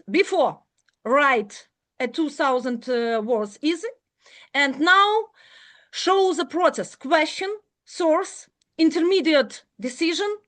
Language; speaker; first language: English; non-native, learner; Ukrainian